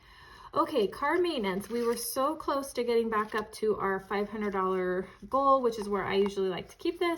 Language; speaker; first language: English; native; English